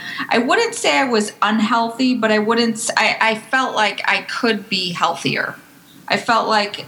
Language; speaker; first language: English; native; English